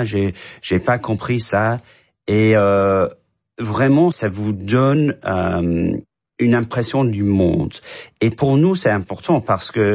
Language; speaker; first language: French; non-native, fluent; English